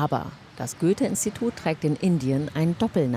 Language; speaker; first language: German; native; German